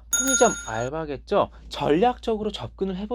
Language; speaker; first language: Korean; native; Korean